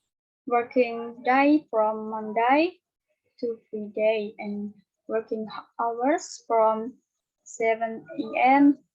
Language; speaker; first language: English; non-native, learner; Indonesian